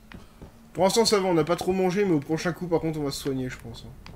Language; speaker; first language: French; native; French